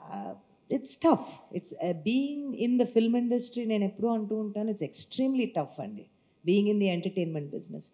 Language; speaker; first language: Telugu; native; Telugu